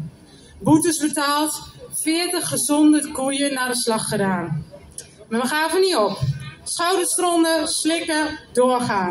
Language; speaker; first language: Dutch; native; Dutch